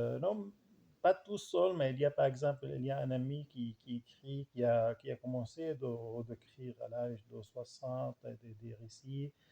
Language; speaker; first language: French; non-native, fluent; Arabic